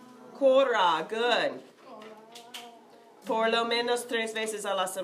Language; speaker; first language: Spanish; non-native, fluent; English